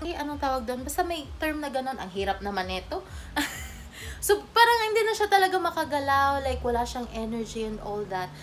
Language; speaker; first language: Filipino; non-native, local second language; Cebuano